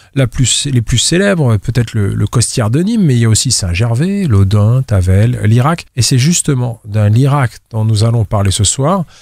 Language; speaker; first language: French; native; French